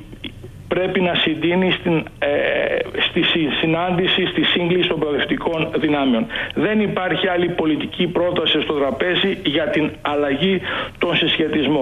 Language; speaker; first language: Greek; native; Greek